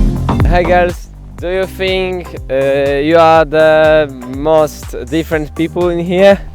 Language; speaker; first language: English; non-native, learner; Polish